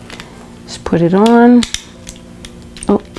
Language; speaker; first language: English; native; English